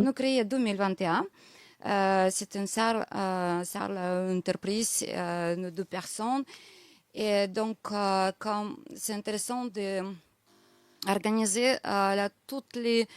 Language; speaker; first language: French; non-native, learner; Russian